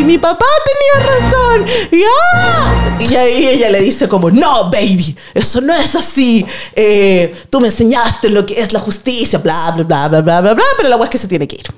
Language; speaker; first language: Spanish; native; Spanish